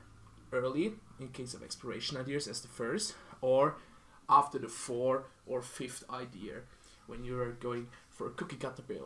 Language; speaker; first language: English; non-native, fluent; German